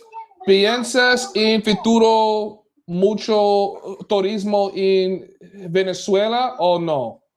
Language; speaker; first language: Spanish; non-native, learner; English